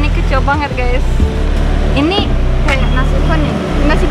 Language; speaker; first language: Indonesian; non-native, learner; English